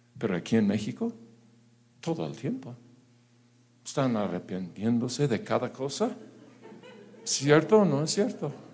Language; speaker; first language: Spanish; non-native, fluent; English